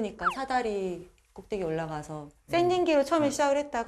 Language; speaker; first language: Korean; early bilingual, heritage; Korean